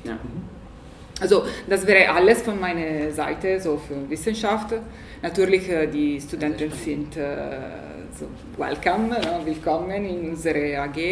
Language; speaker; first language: German; non-native, learner; Italian